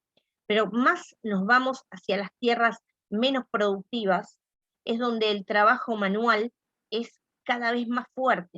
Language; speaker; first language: Spanish; native; Spanish